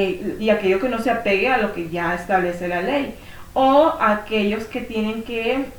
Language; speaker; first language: Spanish; native; Spanish